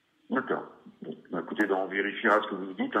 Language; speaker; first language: French; native; French